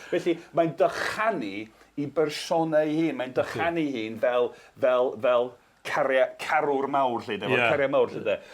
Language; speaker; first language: Welsh; non-native, fluent; English